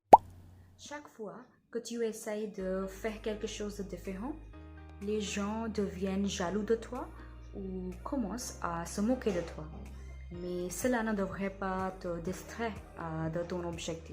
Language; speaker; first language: French; non-native, learner; Hindi